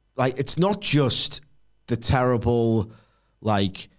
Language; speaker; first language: English; native; English